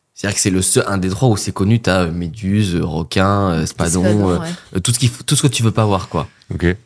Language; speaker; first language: French; native; French